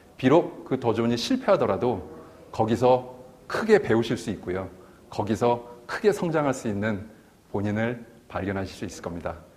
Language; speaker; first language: Korean; native; Korean